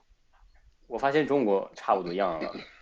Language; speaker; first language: Chinese; non-native, fluent; Spanish